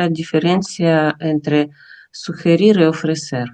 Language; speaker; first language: Spanish; non-native, learner; Russian